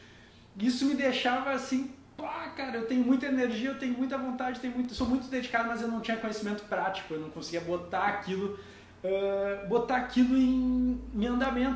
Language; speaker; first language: Portuguese; native; Portuguese